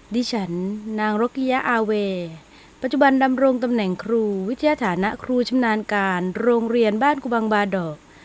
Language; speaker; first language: Thai; non-native, local second language; Malay